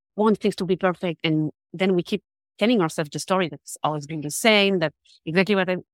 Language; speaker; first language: English; non-native, fluent; French